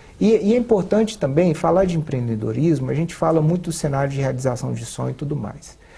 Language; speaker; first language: Portuguese; native; Portuguese